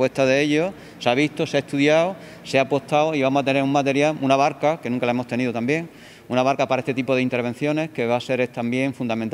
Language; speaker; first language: Spanish; native; Spanish